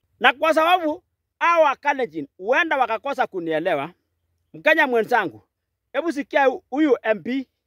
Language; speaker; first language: Swahili; non-native, local second language; Kalenjin